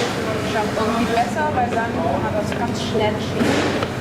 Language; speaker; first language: German; non-native, fluent; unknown